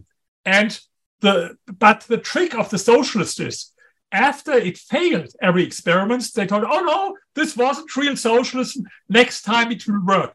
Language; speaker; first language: English; non-native, fluent; German